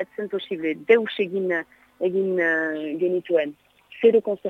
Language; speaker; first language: Basque; non-native, local second language; French